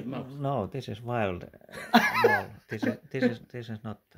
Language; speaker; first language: English; non-native, learner; Finnish